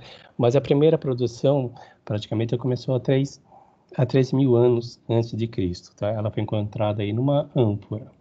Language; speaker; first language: Portuguese; native; Portuguese